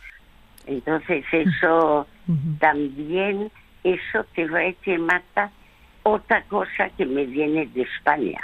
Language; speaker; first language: Spanish; early bilingual, other home language; French